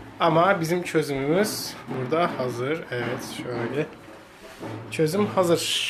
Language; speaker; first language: Turkish; native; Turkish